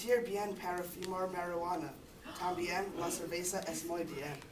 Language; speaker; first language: Spanish; non-native, learner; English